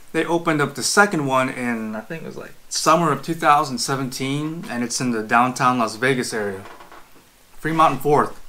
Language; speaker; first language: English; native; English